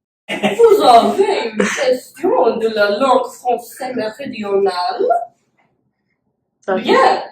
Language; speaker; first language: French; non-native, learner; English